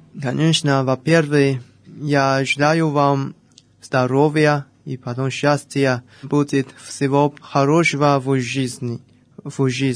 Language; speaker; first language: Russian; non-native, fluent; Chinese